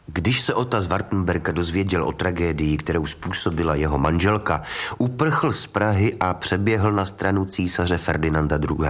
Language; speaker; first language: Czech; native; Czech